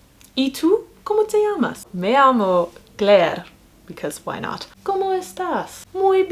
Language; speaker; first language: Spanish; non-native, learner; English